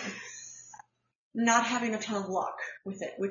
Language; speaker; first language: English; native; English